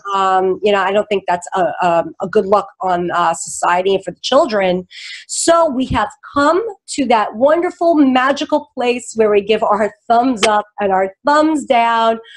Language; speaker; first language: English; native; English